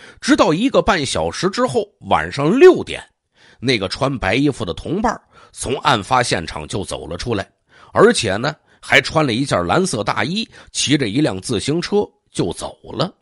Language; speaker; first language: Chinese; native; Chinese